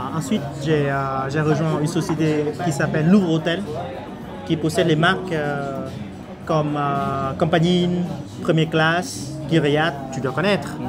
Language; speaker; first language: French; non-native, fluent; Vietnamese